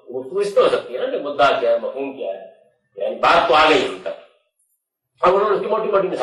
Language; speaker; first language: Urdu; non-native, local second language; Punjabi